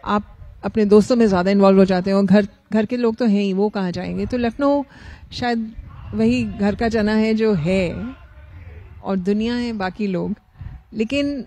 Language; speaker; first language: Hindi; native; Hindi